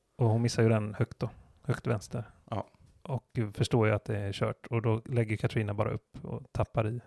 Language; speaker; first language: Swedish; native; Swedish